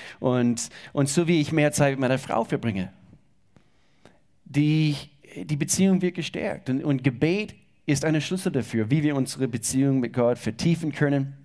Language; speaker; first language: German; non-native, fluent; English